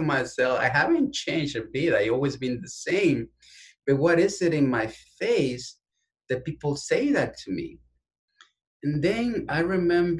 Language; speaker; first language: English; non-native, fluent; Spanish